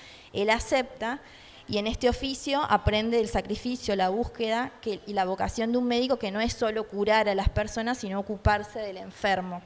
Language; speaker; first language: Spanish; native; Spanish